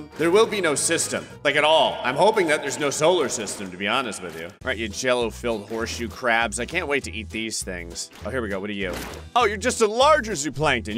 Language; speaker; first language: English; native; English